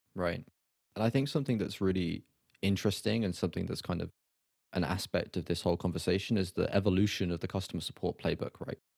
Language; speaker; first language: English; native; English